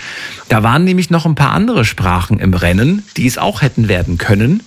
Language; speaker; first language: German; native; German